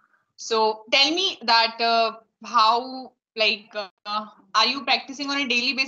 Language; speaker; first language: English; non-native, local second language; Hindi